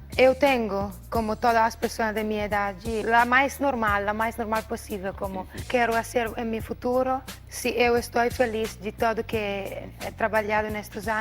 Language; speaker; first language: Portuguese; non-native, learner; Italian